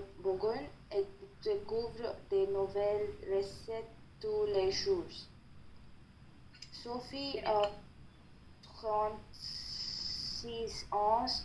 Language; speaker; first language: French; non-native, learner; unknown